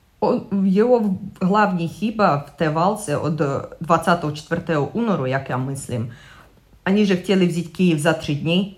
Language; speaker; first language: Czech; non-native, learner; Russian